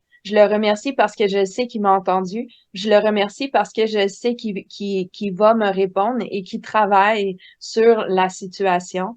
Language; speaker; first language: French; native; French